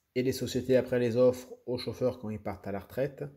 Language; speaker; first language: French; native; French